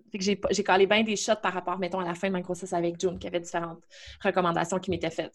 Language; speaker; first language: French; native; French